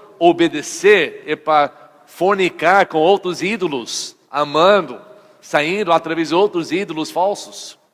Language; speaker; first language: Portuguese; non-native, fluent; English